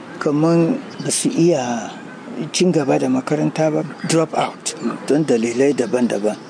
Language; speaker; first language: Hausa; non-native, local second language; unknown